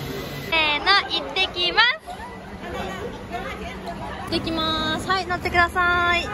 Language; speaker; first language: Japanese; native; Japanese